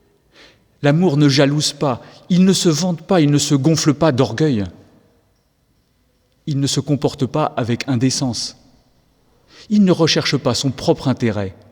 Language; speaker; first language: French; native; French